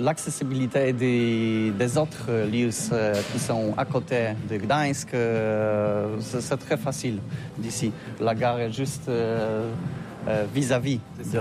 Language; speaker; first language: French; non-native, learner; Polish